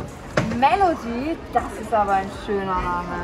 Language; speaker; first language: German; native; German